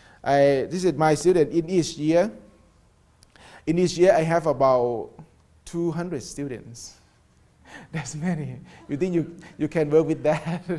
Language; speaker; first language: English; non-native, learner; Thai